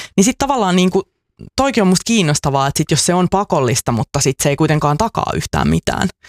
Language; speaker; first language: Finnish; native; Finnish